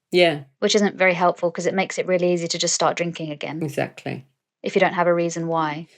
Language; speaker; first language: English; native; English